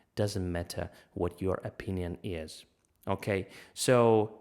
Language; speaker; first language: English; non-native, fluent; Russian